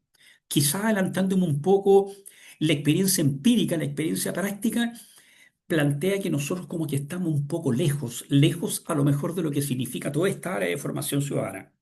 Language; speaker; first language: Spanish; native; Spanish